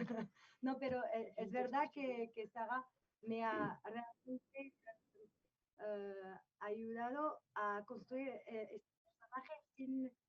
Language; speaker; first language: Spanish; non-native, fluent; French